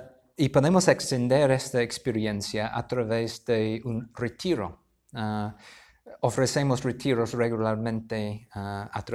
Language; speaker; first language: Spanish; non-native, fluent; English